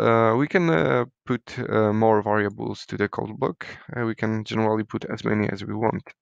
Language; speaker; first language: English; non-native, fluent; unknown